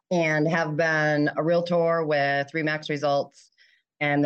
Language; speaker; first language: English; native; English